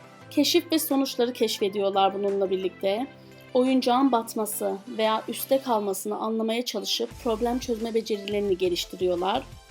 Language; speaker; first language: Turkish; non-native, fluent; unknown